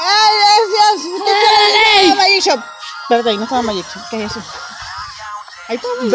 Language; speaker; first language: Spanish; native; Spanish